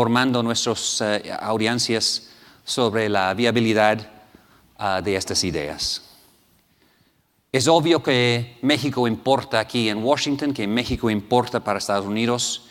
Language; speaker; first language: Spanish; non-native, fluent; English